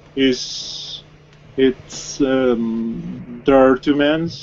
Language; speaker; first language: English; non-native, learner; Spanish